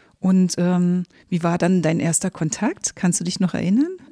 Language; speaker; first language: German; native; German